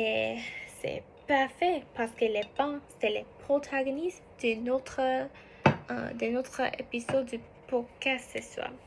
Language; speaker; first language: French; non-native, learner; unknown